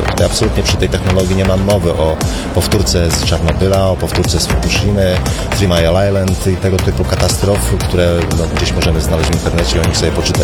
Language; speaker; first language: Polish; native; Polish